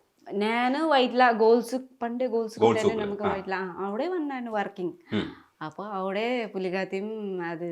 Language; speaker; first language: Malayalam; non-native, learner; Nepali